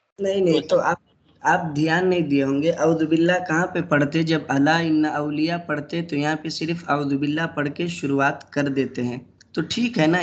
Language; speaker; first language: Urdu; native; Urdu